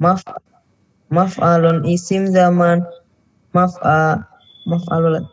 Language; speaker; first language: Arabic; non-native, learner; Indonesian